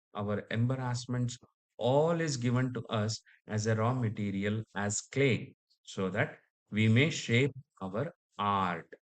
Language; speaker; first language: English; non-native, local second language; Kannada